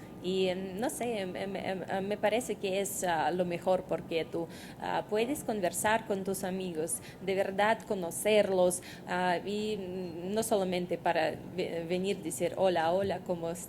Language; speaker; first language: Spanish; non-native, fluent; Russian